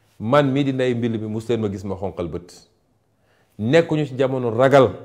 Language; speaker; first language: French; non-native, local second language; Wolof